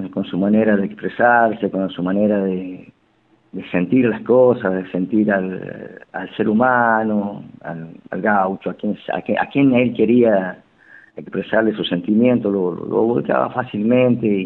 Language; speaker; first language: Spanish; native; Spanish